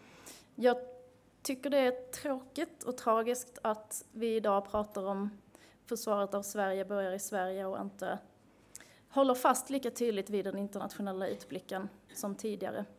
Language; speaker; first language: Swedish; native; Swedish